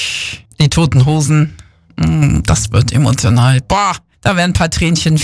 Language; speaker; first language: German; native; German